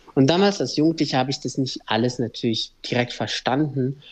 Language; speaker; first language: German; early bilingual, other home language; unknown